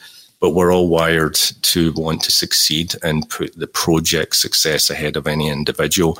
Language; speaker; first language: English; native; English